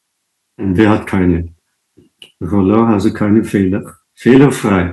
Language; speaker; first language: German; non-native, fluent; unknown